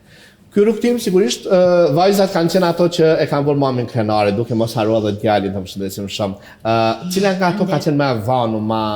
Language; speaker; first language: Albanian; native; Albanian